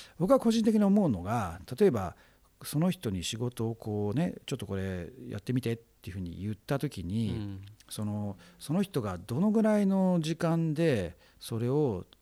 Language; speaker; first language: Japanese; native; Japanese